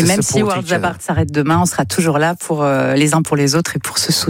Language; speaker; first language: French; native; French